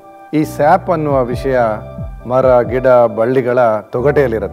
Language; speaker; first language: Kannada; native; Kannada